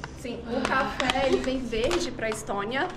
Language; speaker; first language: Spanish; non-native, learner; Portuguese